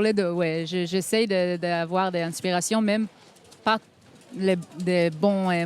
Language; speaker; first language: French; non-native, fluent; Hebrew